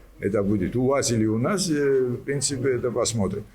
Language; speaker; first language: Russian; non-native, local second language; Georgian